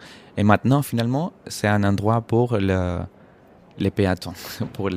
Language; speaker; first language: French; non-native, fluent; Spanish